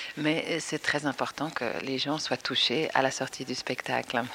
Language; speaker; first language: French; native; French